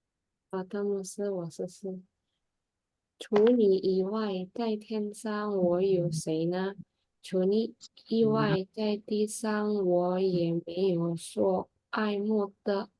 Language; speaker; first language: Chinese; non-native, learner; Indonesian